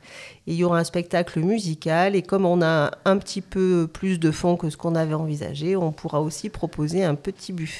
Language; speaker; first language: French; native; French